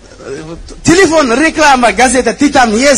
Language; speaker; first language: Russian; non-native, learner; Uzbek